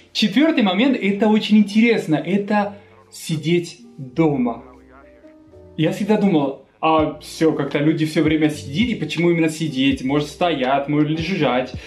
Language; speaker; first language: Russian; non-native, fluent; Spanish